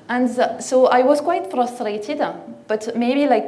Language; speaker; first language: English; non-native, fluent; French